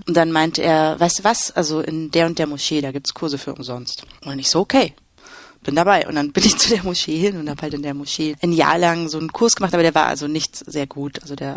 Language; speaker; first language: German; native; German